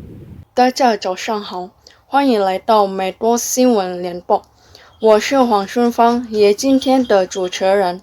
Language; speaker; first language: Chinese; non-native, learner; Indonesian